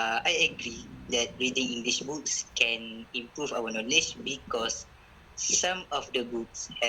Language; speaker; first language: English; non-native, local second language; Malay